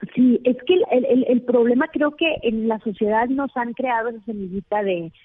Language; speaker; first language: Spanish; native; Spanish